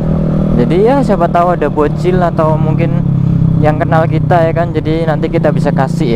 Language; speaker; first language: Indonesian; non-native, local second language; Javanese